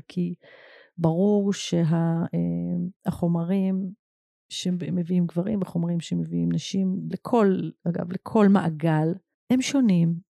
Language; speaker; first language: Hebrew; native; Hebrew